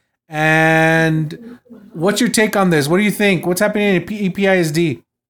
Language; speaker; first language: English; native; English